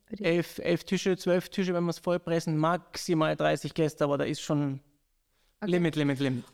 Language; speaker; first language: German; native; German